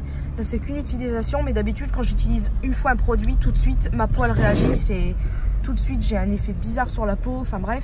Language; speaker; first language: French; native; French